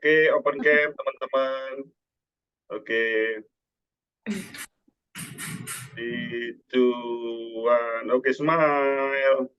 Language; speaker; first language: English; non-native, learner; Indonesian